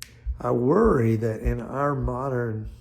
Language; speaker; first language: English; native; English